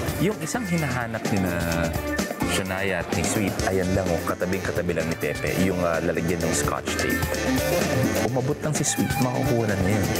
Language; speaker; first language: Filipino; native; Filipino